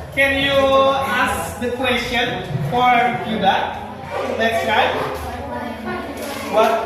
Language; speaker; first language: English; non-native, learner; Indonesian